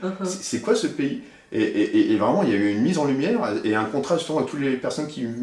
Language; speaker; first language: French; native; French